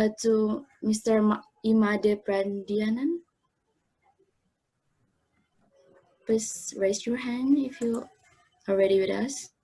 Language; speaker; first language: English; non-native, fluent; Indonesian